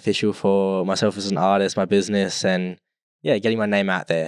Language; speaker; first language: English; native; English